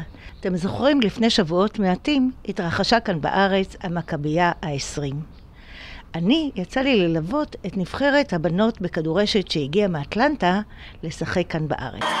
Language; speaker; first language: Hebrew; native; Hebrew